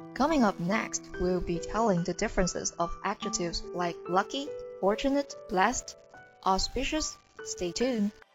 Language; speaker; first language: English; non-native, fluent; Chinese